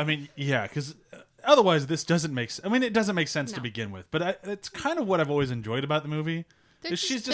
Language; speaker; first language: English; native; English